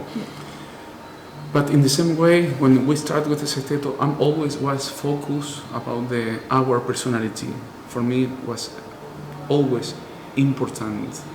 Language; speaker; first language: English; non-native, learner; Spanish